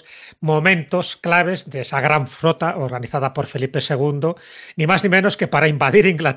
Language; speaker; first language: Spanish; native; Spanish